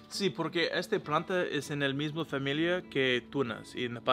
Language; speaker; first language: Spanish; non-native, learner; English